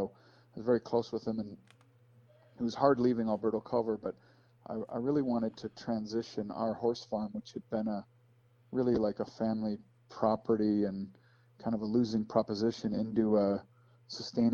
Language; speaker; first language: English; native; English